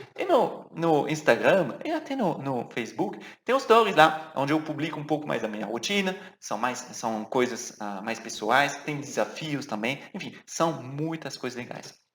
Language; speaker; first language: Portuguese; non-native, fluent; French